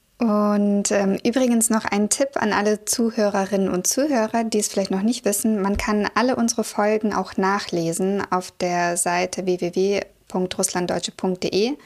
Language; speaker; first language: German; early bilingual, other home language; Russian